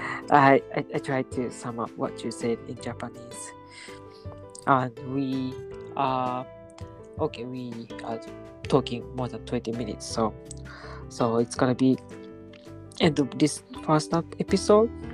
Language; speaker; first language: English; non-native, fluent; Japanese